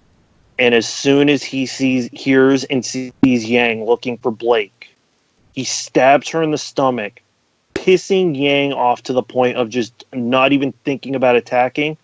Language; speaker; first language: English; native; English